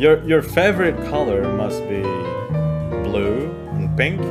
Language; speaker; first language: English; non-native, fluent; Indonesian